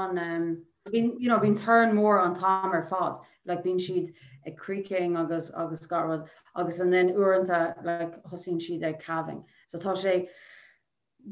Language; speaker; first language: Irish; non-native, local second language; English